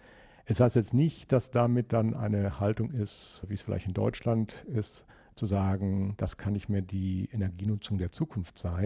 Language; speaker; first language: German; native; German